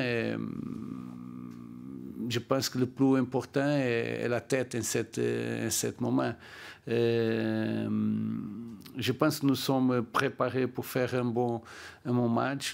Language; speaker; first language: French; non-native, learner; Portuguese